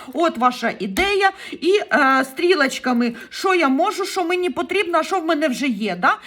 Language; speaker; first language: Ukrainian; non-native, local second language; Russian